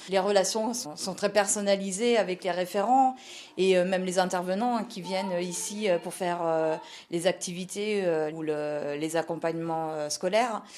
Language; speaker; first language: French; native; French